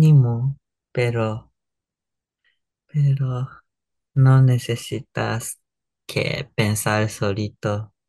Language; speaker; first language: Spanish; non-native, learner; Japanese